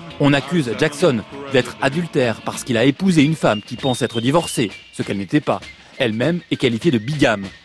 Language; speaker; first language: French; native; French